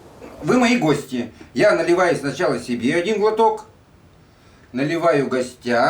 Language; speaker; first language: Russian; native; Russian